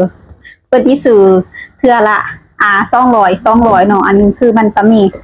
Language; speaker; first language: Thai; non-native, local second language; Lao